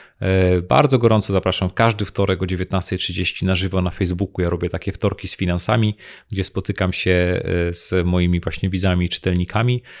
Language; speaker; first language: Polish; native; Polish